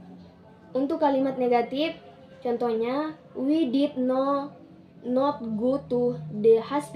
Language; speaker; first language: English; non-native, learner; Indonesian